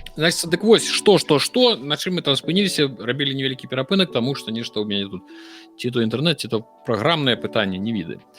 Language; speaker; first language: Belarusian; non-native, local second language; Russian